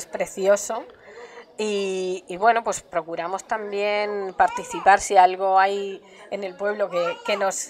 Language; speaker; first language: Spanish; native; Spanish